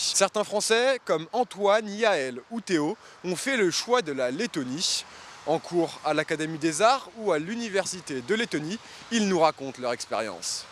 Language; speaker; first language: French; native; French